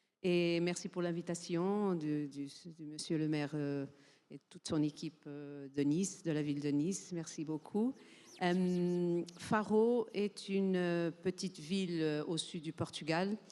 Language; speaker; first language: French; non-native, fluent; Portuguese